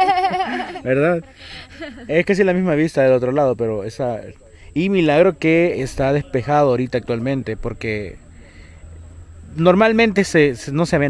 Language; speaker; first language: Spanish; native; Spanish